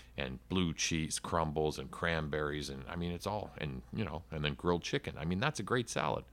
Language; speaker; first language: English; native; English